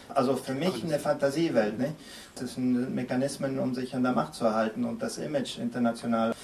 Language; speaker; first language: German; early bilingual, other home language; Spanish